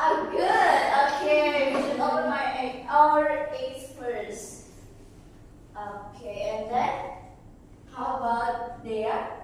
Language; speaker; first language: English; non-native, learner; Indonesian